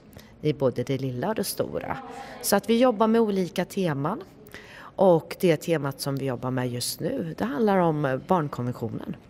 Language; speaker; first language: Swedish; native; Swedish